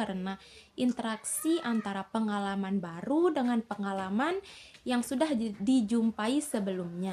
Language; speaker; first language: Indonesian; native; Indonesian